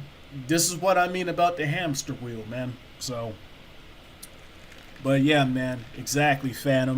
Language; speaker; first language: English; native; English